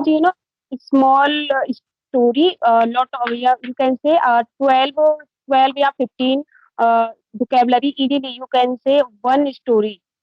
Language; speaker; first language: English; non-native, learner; Hindi